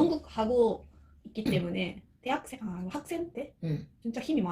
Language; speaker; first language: Korean; non-native, learner; Japanese